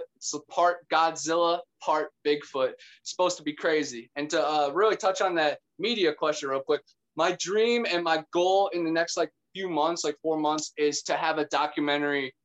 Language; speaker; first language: English; native; English